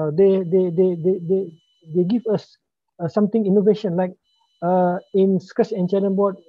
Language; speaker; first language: English; non-native, local second language; Malay